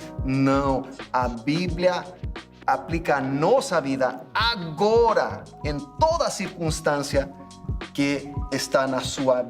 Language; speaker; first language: Portuguese; non-native, fluent; English